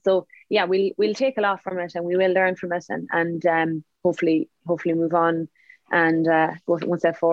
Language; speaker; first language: English; native; English